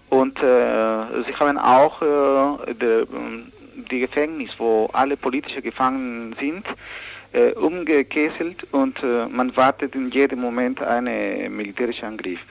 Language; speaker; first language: German; non-native, learner; Spanish